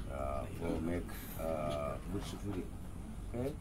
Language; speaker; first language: English; non-native, learner; Balinese